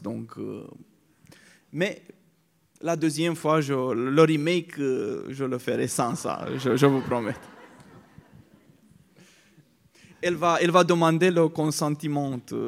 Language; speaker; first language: French; non-native, fluent; Romanian